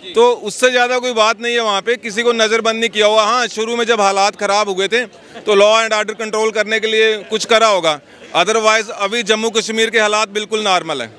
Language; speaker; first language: Hindi; native; Hindi